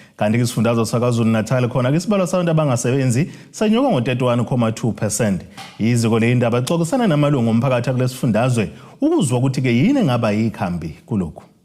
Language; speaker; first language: Zulu; native; Zulu